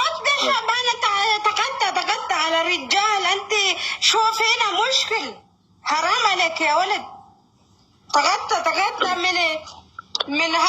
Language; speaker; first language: Arabic; non-native, learner; Oromo